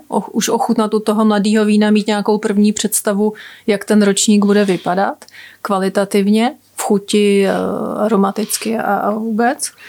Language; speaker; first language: Czech; native; Czech